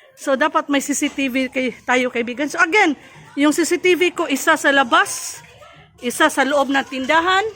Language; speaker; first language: Filipino; non-native, local second language; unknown